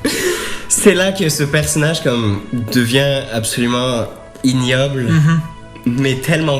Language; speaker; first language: French; native; French